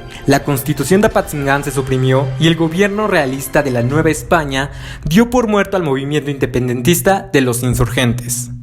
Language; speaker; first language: Spanish; native; Spanish